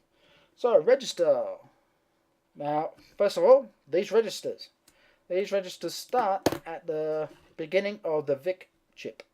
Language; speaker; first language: English; native; English